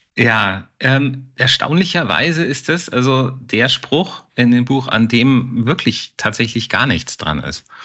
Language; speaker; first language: German; native; German